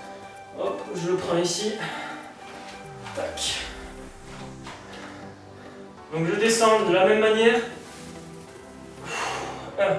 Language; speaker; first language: French; native; French